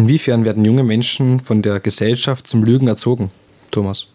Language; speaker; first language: German; native; German